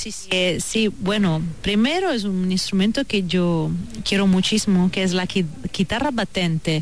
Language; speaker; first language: Spanish; non-native, fluent; Italian